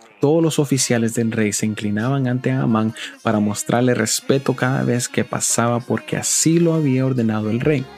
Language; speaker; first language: Spanish; early bilingual, heritage; Spanish